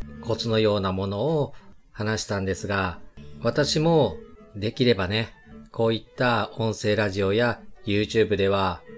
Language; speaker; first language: Japanese; native; Japanese